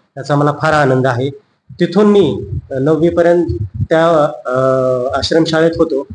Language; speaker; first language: Marathi; native; Marathi